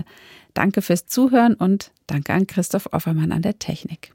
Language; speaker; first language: German; native; German